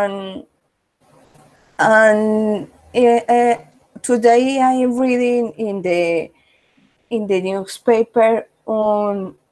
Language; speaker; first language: English; non-native, learner; Spanish